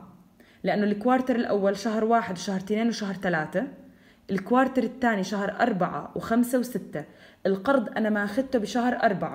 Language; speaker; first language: Arabic; native; Arabic